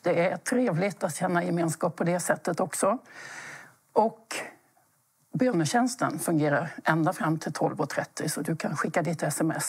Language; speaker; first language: Swedish; native; Swedish